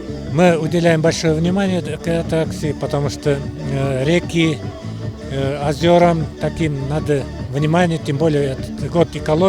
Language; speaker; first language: Russian; non-native, local second language; Bashkir